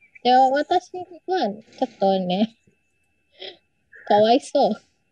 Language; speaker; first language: Japanese; non-native, learner; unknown